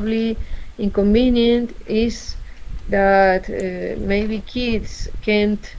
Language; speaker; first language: English; non-native, learner; Spanish